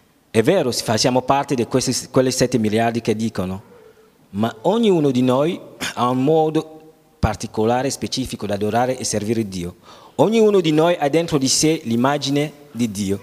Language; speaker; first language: Italian; non-native, fluent; French